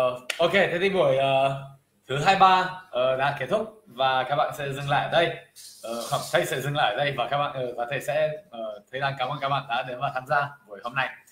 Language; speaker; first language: Vietnamese; non-native, fluent; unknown